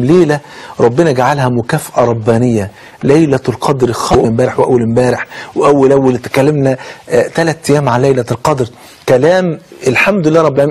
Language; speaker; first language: Arabic; native; Arabic